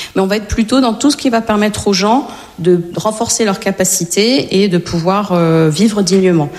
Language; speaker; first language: French; native; French